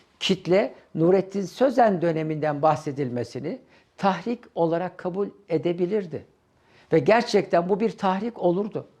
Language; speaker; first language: Turkish; native; Turkish